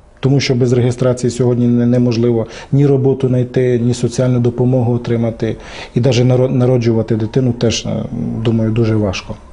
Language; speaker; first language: Ukrainian; non-native, local second language; Romany